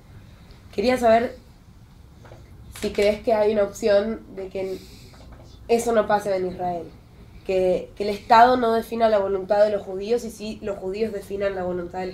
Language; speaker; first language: Spanish; non-native, fluent; Portuguese